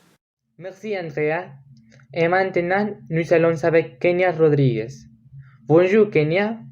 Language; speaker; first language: French; non-native, learner; Spanish